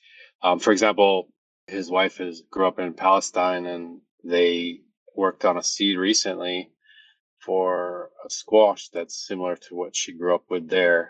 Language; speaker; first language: English; native; English